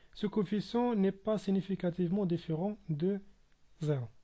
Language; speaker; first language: French; non-native, local second language; Arabic